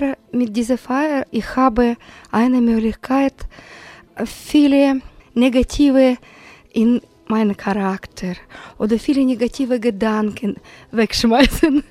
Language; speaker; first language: German; non-native, learner; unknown